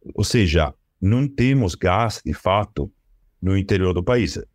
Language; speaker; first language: Portuguese; non-native, fluent; Italian